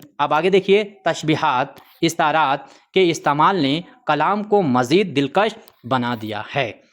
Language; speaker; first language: Urdu; native; Urdu